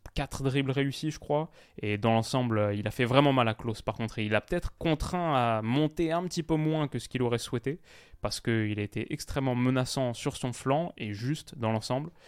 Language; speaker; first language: French; native; French